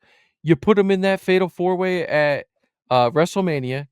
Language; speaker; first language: English; native; English